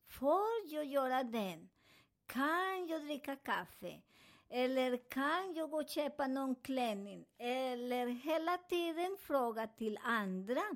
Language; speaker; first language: Swedish; non-native, fluent; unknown